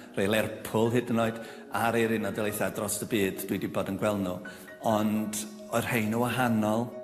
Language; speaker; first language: Welsh; native; Welsh